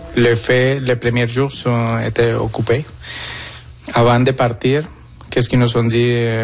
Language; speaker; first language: French; non-native, fluent; Spanish